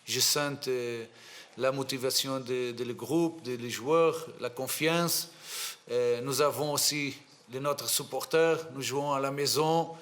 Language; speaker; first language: French; non-native, fluent; Portuguese